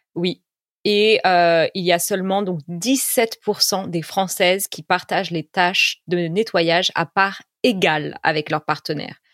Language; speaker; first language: French; native; French